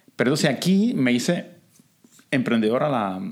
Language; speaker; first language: Spanish; native; Spanish